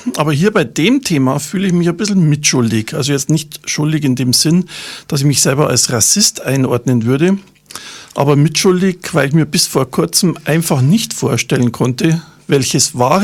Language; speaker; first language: German; native; German